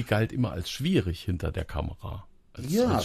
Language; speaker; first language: German; native; German